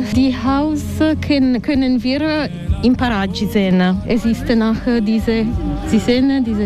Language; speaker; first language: German; non-native, learner; Italian